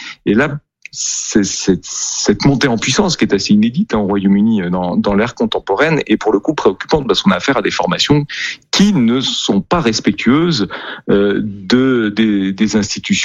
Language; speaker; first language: French; native; French